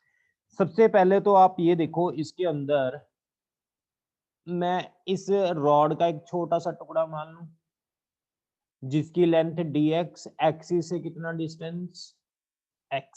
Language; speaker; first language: Hindi; native; Hindi